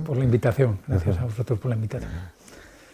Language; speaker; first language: Spanish; native; Spanish